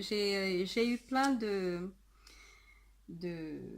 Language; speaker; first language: French; non-native, fluent; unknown